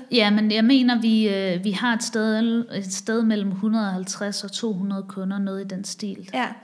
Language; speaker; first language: Danish; native; Danish